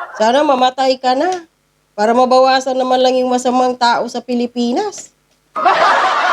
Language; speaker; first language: Filipino; non-native, local second language; Cebuano